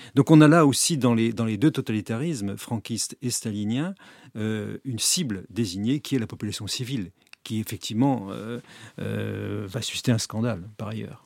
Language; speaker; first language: French; native; French